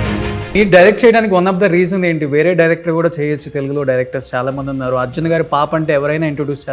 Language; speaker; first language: Telugu; native; Telugu